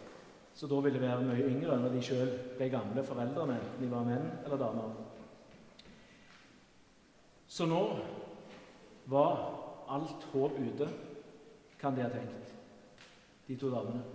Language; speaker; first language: Norwegian; native; Norwegian